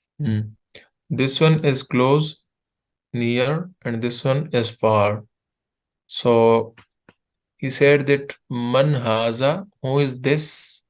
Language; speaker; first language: English; non-native, fluent; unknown